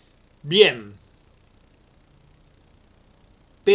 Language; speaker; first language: Spanish; native; Spanish